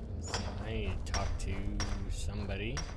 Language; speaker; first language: English; native; English